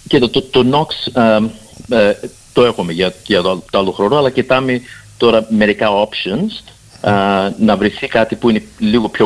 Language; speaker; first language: Greek; early bilingual, heritage; Greek